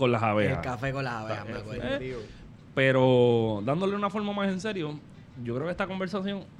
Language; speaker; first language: Spanish; native; Spanish